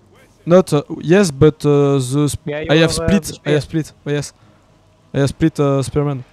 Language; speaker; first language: English; non-native, learner; French